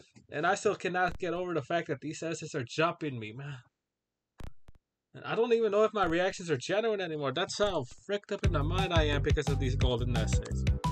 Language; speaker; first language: English; early bilingual, other home language; Spanish